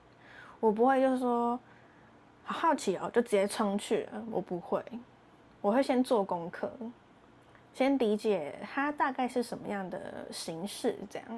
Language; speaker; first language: Chinese; native; Chinese